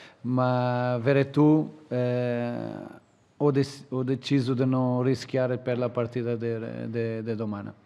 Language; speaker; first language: Italian; non-native, learner; Portuguese